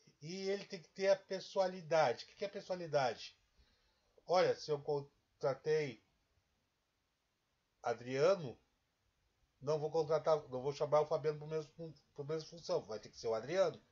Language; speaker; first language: Portuguese; native; Portuguese